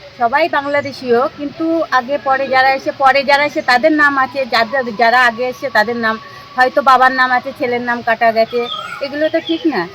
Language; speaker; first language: Bangla; native; Bangla